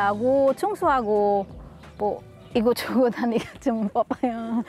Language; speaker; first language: Korean; non-native, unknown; Filipino